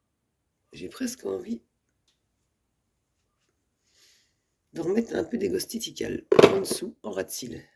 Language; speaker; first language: French; native; French